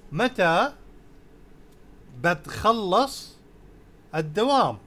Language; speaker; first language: Arabic; non-native, fluent; Urdu